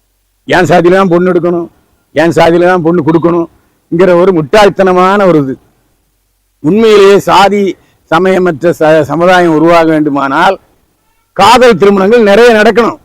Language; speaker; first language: Tamil; native; Tamil